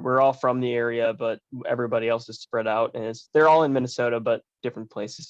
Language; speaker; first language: English; native; English